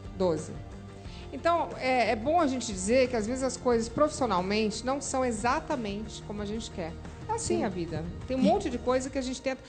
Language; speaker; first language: Portuguese; native; Portuguese